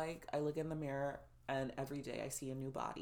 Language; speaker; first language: English; native; English